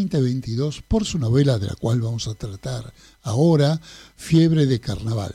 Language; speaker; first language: Spanish; native; Spanish